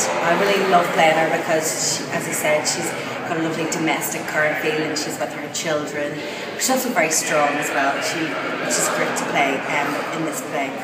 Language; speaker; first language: English; native; English